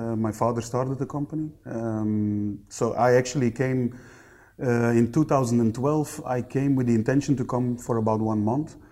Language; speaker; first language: English; non-native, fluent; Dutch